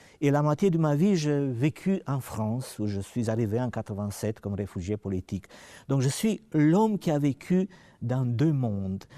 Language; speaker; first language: French; non-native, fluent; Romanian